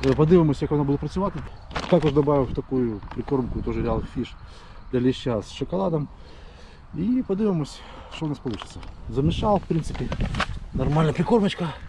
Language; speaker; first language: Ukrainian; non-native, local second language; Russian